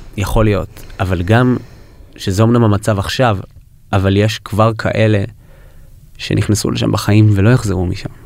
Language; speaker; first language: Hebrew; early bilingual, heritage; Hebrew